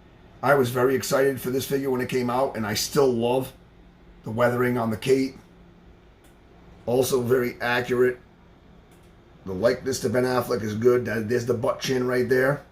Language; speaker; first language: English; native; English